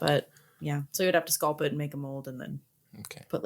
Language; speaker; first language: English; native; English